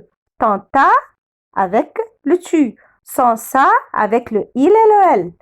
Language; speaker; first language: French; non-native, fluent; Arabic